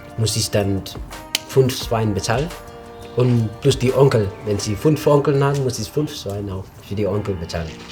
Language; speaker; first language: German; non-native, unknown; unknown